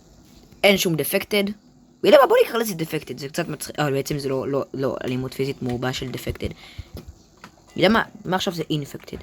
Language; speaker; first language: Hebrew; native; Hebrew